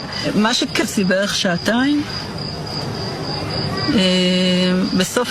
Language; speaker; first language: Hebrew; native; Hebrew